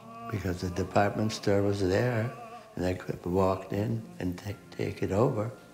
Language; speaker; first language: English; non-native, fluent; German